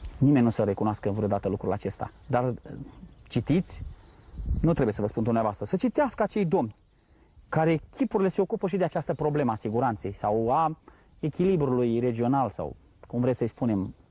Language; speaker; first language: Romanian; native; Romanian